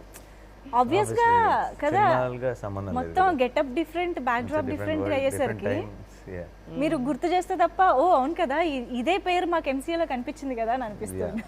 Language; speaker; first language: Telugu; native; Telugu